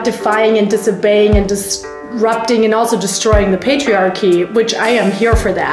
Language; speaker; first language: English; non-native, fluent; German